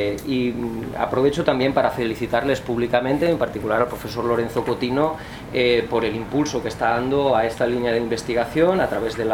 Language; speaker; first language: Spanish; native; Spanish